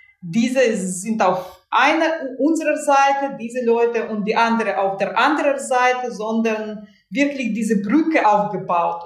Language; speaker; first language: German; non-native, fluent; Russian